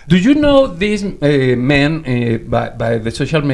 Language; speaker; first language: English; non-native, learner; Spanish